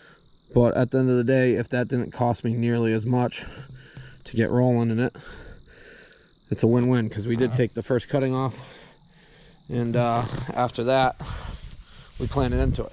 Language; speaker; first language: English; native; English